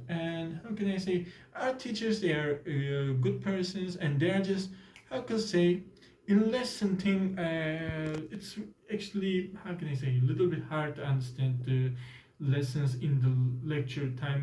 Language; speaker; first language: English; non-native, learner; Turkish